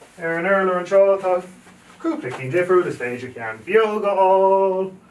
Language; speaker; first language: Irish; native; Irish